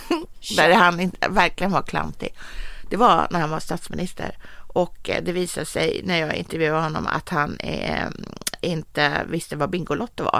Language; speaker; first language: Swedish; native; Swedish